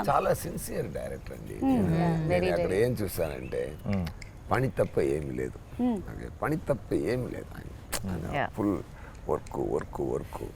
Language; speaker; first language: Telugu; non-native, fluent; Tamil